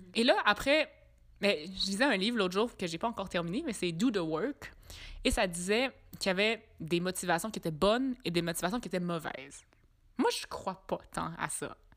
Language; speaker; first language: French; native; French